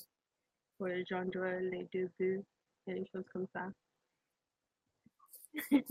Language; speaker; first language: French; non-native, learner; English